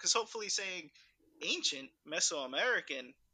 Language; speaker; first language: English; early bilingual, other home language; Spanish